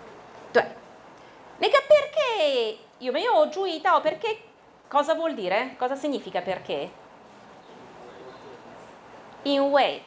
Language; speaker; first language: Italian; non-native, fluent; Chinese